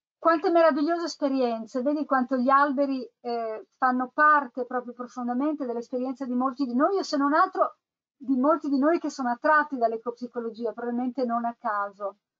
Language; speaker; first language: Italian; native; Italian